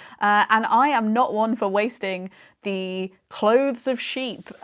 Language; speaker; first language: English; native; English